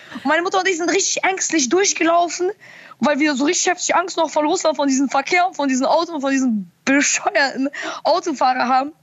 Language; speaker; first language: German; early bilingual, other home language; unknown